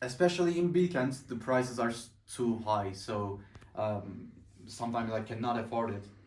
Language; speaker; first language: English; non-native, fluent; Turkish